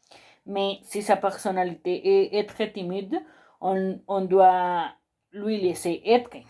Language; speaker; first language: French; non-native, learner; Spanish